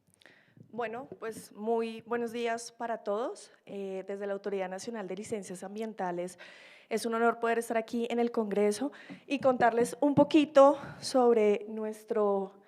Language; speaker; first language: Spanish; native; Spanish